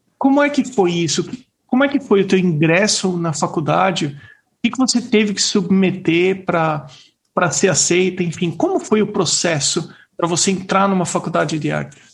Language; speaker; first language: Portuguese; native; Portuguese